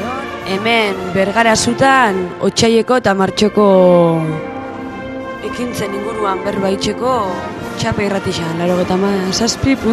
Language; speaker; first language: Basque; native; Basque